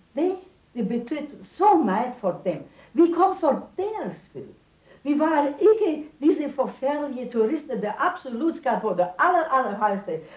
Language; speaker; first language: Danish; non-native, fluent; Romanian